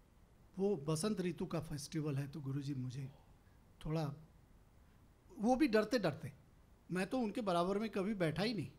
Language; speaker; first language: Hindi; native; Hindi